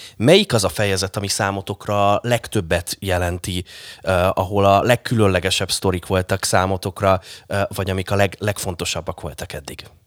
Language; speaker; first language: Hungarian; native; Hungarian